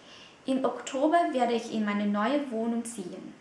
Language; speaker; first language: German; non-native, fluent; Vietnamese